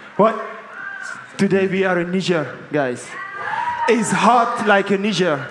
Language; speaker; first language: English; non-native, learner; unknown